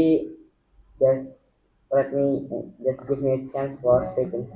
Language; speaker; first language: English; non-native, learner; Indonesian